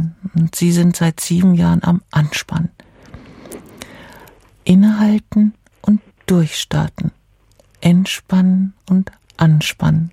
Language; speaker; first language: German; native; German